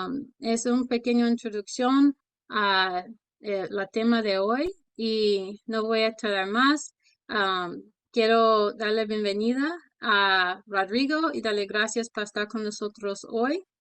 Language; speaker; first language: Spanish; early bilingual, heritage; Spanish